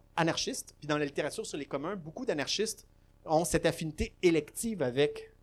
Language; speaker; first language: French; native; French